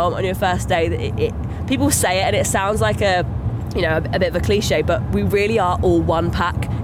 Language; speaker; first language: English; native; English